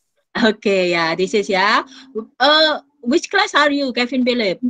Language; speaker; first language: English; non-native, fluent; Indonesian